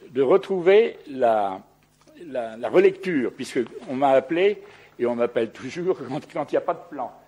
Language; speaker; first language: French; native; French